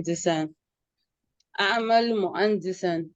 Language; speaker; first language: Arabic; non-native, learner; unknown